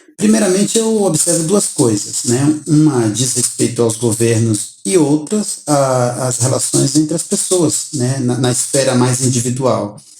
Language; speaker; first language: Portuguese; native; Portuguese